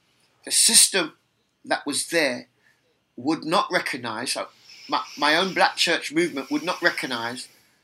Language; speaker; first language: English; native; English